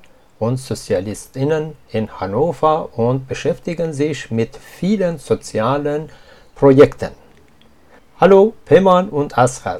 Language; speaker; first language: German; non-native, fluent; Persian